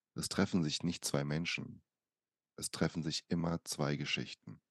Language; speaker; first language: German; early bilingual, other home language; Portuguese